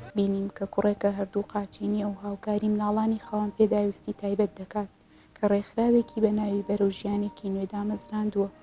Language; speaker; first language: Central Kurdish; native; Central Kurdish